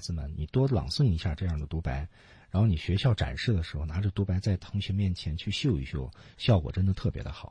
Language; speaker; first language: Chinese; native; Chinese